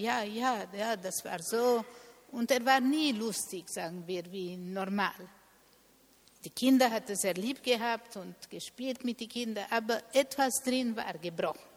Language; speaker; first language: German; non-native, learner; Italian